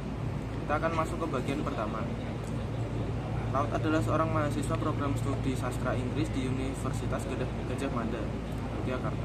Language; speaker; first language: Indonesian; native; Indonesian